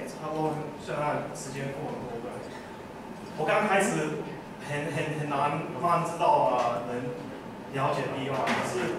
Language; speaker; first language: Chinese; early bilingual, heritage; English